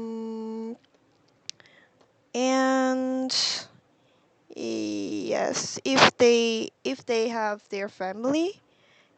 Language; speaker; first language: English; non-native, learner; Korean